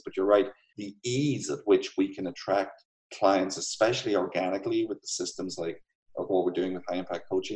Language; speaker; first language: English; native; English